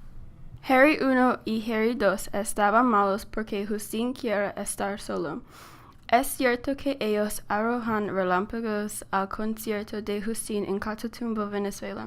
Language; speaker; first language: Spanish; non-native, learner; English